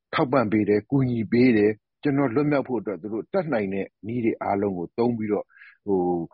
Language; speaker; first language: Burmese; native; Burmese